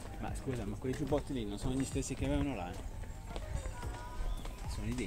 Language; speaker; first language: Italian; native; Italian